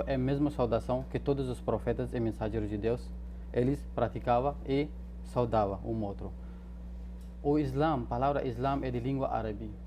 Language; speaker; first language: Portuguese; non-native, fluent; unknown